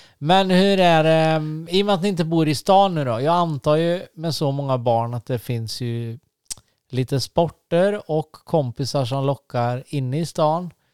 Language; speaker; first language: Swedish; native; Swedish